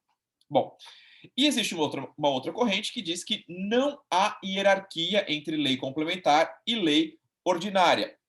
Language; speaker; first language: Portuguese; native; Portuguese